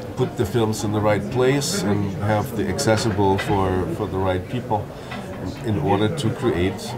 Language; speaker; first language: English; non-native, fluent; German